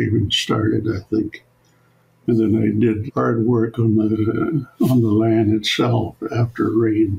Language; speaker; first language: English; non-native, fluent; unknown